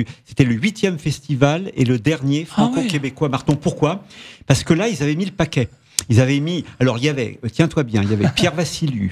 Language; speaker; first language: French; native; French